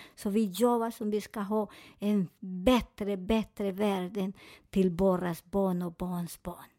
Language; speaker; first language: Swedish; non-native, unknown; Spanish